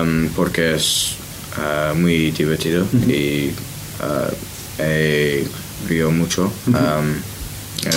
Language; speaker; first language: Spanish; non-native, learner; English